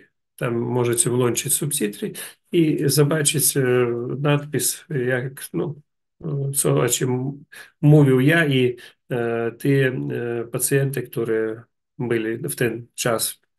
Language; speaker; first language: Polish; non-native, learner; Russian